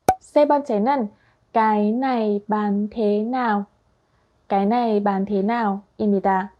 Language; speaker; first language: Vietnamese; non-native, fluent; Korean